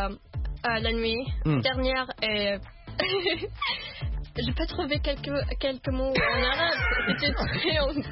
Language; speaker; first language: French; non-native, learner; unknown